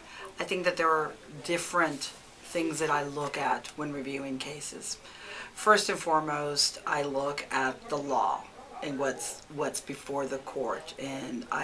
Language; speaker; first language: English; early bilingual, other home language; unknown